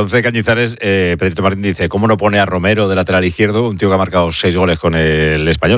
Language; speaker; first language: Spanish; native; Spanish